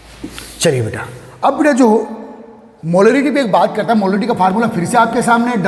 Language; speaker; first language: Hindi; native; Hindi